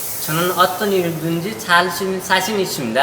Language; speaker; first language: Korean; non-native, learner; Nepali